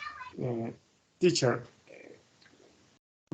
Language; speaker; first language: English; non-native, learner; Spanish